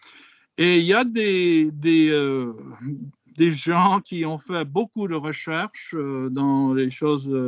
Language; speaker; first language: French; non-native, fluent; English